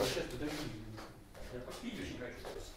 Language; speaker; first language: Russian; native; Russian